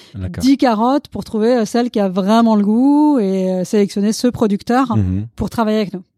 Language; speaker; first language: French; non-native, fluent; Malayalam